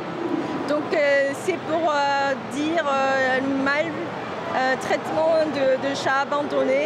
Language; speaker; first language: French; non-native, fluent; Korean